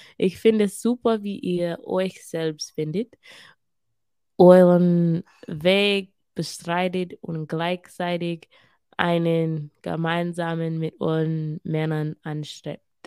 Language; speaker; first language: German; non-native, learner; English